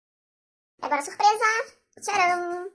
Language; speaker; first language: Portuguese; native; Portuguese